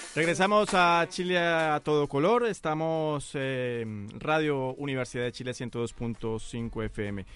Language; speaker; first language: Spanish; native; Spanish